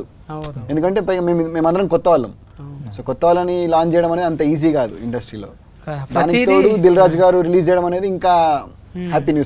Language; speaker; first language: Telugu; native; Telugu